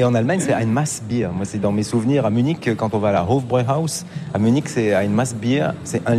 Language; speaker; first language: French; native; French